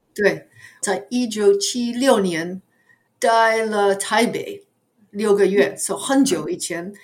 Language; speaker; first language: Chinese; non-native, fluent; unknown